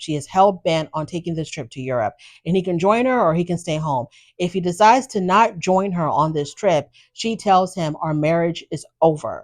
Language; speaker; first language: English; native; English